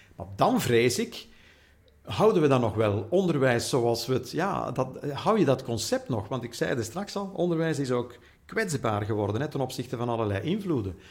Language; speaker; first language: Dutch; native; Dutch